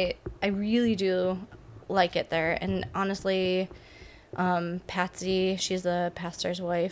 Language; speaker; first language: English; native; English